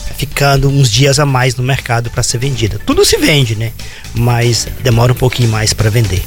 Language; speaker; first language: Portuguese; native; Portuguese